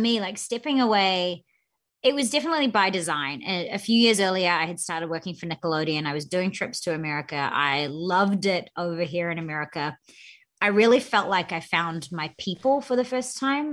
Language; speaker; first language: English; native; English